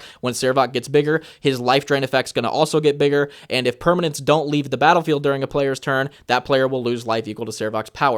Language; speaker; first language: English; native; English